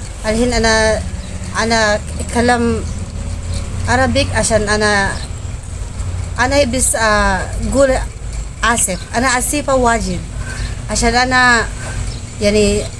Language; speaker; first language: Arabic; non-native, learner; Filipino